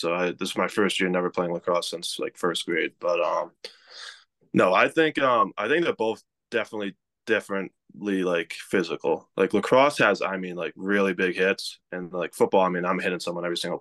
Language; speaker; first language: English; native; English